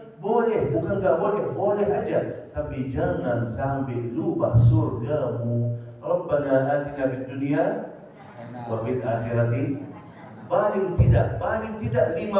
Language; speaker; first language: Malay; non-native, fluent; Arabic